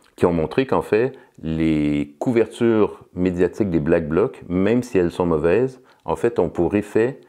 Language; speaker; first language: French; native; French